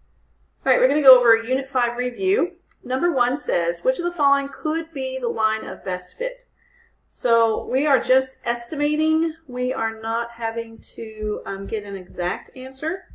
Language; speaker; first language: English; native; English